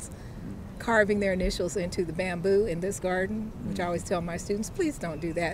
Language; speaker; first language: English; native; English